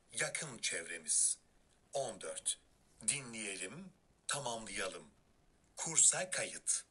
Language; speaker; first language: Turkish; non-native, fluent; Persian